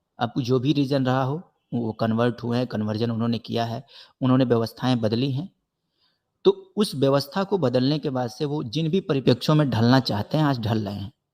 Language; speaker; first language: Hindi; native; Hindi